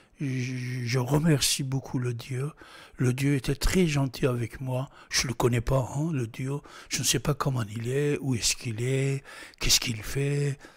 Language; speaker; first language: French; non-native, fluent; Persian